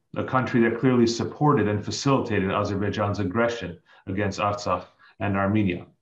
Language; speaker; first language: English; native; English